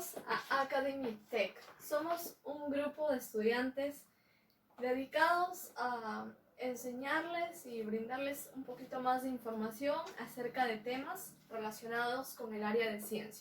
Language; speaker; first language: Spanish; native; Spanish